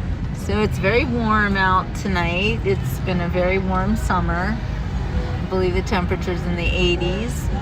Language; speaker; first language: English; native; English